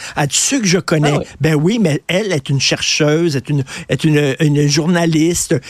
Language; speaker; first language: French; native; French